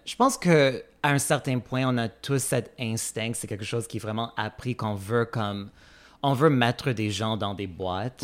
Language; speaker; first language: French; non-native, fluent; English